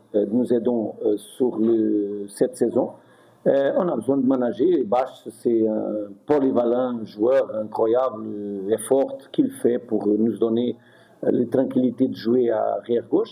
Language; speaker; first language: French; non-native, fluent; Portuguese